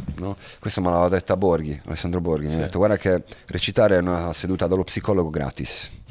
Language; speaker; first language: Italian; native; Italian